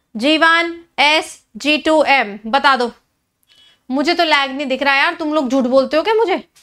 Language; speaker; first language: Hindi; native; Hindi